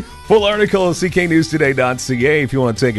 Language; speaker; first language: English; native; English